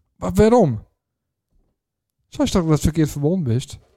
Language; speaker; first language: Dutch; native; Dutch